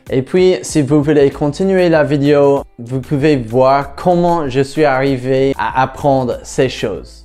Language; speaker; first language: French; non-native, fluent; English